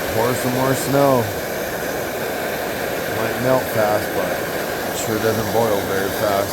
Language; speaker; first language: English; native; English